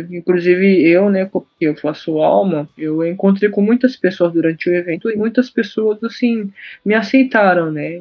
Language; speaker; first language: Portuguese; early bilingual, other home language; Japanese